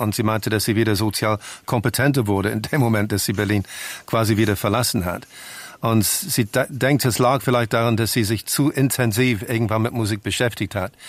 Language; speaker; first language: German; non-native, fluent; English